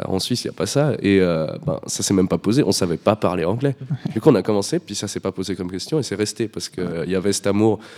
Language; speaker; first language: French; native; French